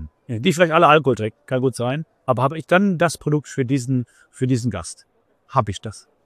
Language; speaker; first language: German; native; German